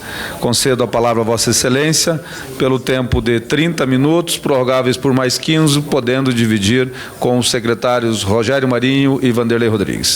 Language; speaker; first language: Portuguese; native; Portuguese